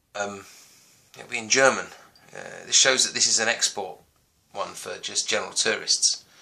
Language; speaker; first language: English; native; English